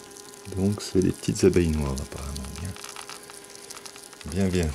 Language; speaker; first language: French; native; French